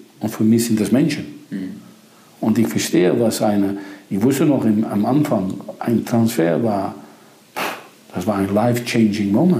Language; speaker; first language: German; non-native, fluent; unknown